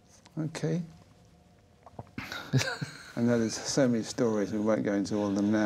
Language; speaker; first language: English; native; English